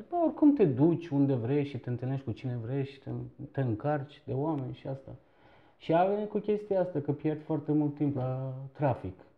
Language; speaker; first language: Romanian; non-native, fluent; Turkish